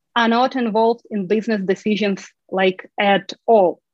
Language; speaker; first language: English; non-native, fluent; Ukrainian